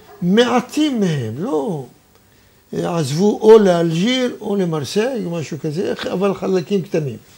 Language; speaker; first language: Hebrew; non-native, fluent; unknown